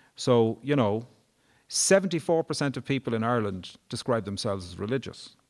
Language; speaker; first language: English; native; English